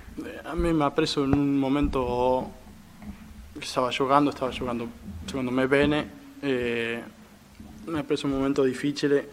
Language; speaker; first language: Italian; non-native, fluent; Spanish